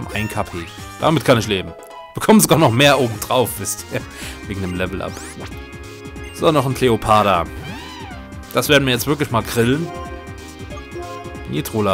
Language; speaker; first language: German; native; German